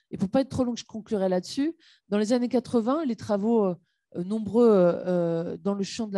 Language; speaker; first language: French; native; French